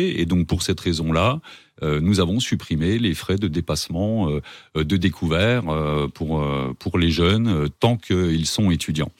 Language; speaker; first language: French; native; French